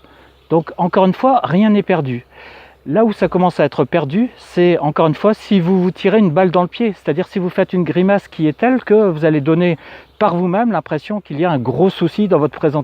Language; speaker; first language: French; native; French